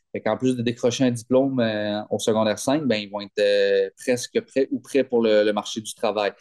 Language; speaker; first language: French; native; French